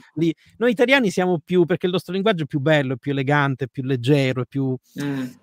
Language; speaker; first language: Italian; native; Italian